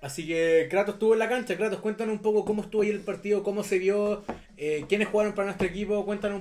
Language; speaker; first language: Spanish; native; Spanish